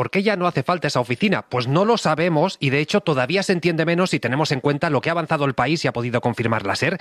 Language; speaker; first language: Spanish; native; Spanish